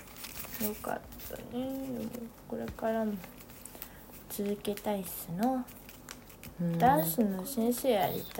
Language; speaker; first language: Japanese; early bilingual, other home language; Korean